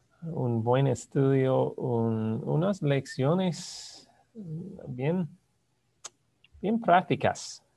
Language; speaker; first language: Spanish; non-native, fluent; English